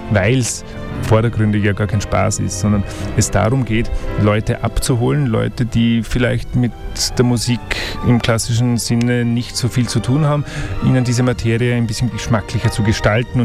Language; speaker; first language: German; native; German